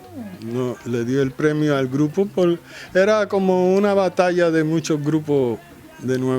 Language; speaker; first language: Spanish; early bilingual, heritage; Spanish